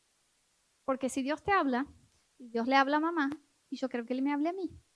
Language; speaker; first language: Spanish; native; Spanish